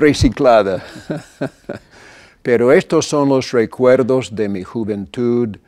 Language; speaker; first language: Spanish; non-native, fluent; English